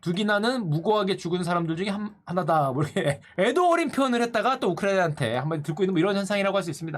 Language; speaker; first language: Korean; native; Korean